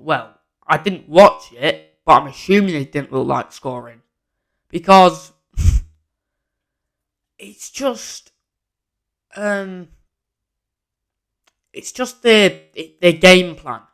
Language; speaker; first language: English; native; English